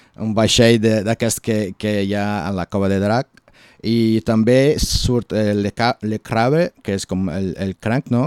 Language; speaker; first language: Catalan; non-native, learner; Portuguese